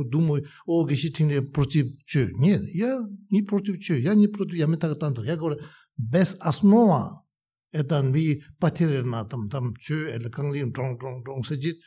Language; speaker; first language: Russian; non-native, learner; Tibetan